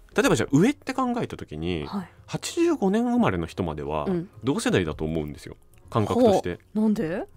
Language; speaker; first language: Japanese; native; Japanese